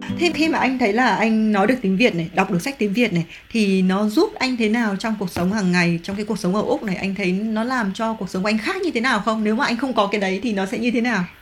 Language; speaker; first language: Vietnamese; native; Vietnamese